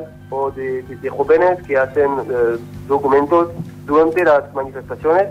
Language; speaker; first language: Spanish; non-native, learner; French